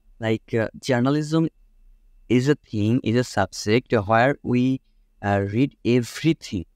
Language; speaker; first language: English; non-native, local second language; Bangla